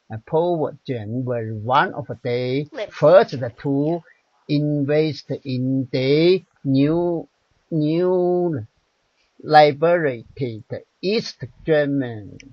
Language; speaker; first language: English; non-native, learner; Chinese